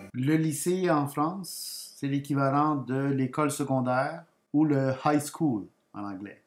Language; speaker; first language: French; non-native, fluent; Spanish